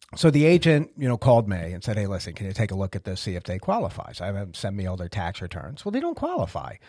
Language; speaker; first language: English; native; English